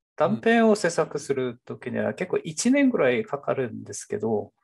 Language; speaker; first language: Japanese; non-native, fluent; Korean